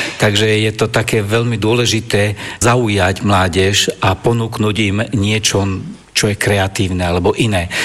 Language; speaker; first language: Slovak; non-native, local second language; German